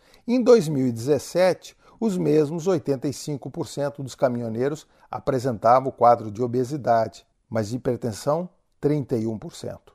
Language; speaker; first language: Portuguese; native; Portuguese